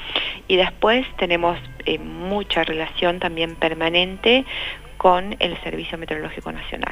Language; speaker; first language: Spanish; native; Spanish